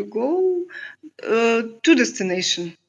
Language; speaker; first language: English; non-native, learner; Russian